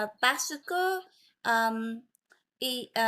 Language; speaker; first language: French; non-native, learner; Vietnamese